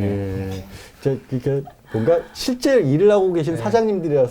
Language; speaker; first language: Korean; native; Korean